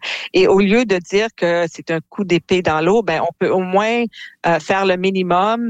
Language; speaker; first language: French; native; French